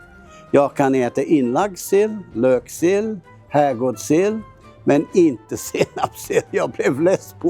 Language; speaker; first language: Swedish; non-native, fluent; English